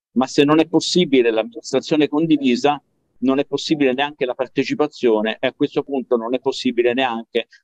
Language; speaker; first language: Italian; native; Italian